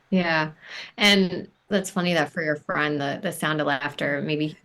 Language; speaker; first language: English; native; English